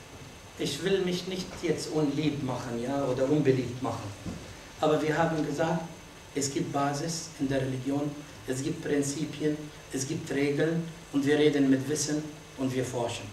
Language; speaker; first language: German; non-native, fluent; Arabic